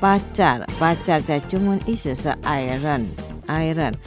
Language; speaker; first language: Chinese; non-native, fluent; Indonesian